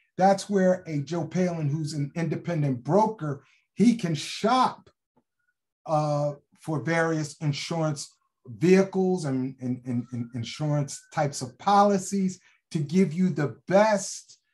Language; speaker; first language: English; native; English